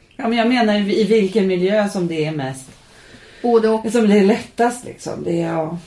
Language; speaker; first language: Swedish; native; Swedish